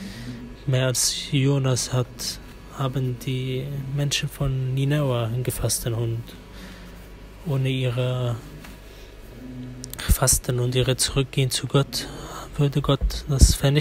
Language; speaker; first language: German; non-native, fluent; Arabic